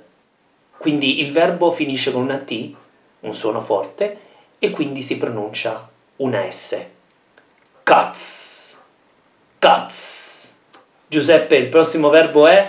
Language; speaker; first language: Italian; non-native, fluent; English